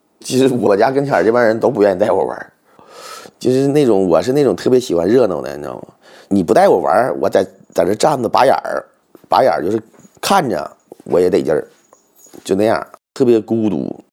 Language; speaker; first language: Chinese; native; Chinese